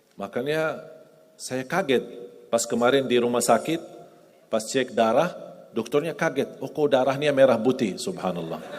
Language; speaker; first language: Indonesian; non-native, fluent; Arabic